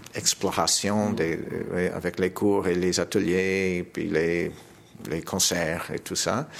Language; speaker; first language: French; non-native, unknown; English